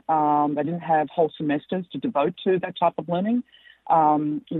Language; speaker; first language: English; native; English